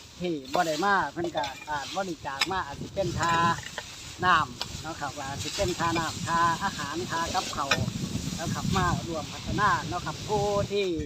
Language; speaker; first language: Thai; non-native, local second language; Northeastern Thai